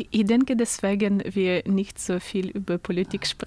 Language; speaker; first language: German; non-native, learner; Russian